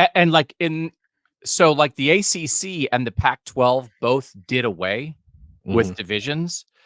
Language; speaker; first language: English; native; English